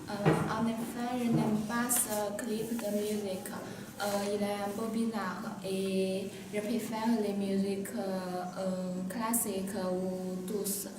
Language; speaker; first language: French; non-native, learner; Chinese